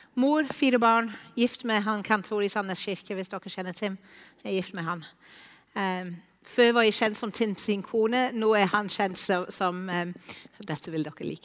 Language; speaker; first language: Norwegian; non-native, fluent; English